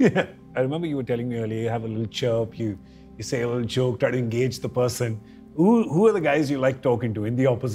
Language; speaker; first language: English; non-native, local second language; Hindi